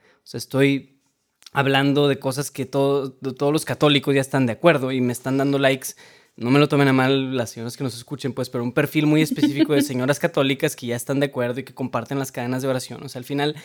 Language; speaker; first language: Spanish; native; Spanish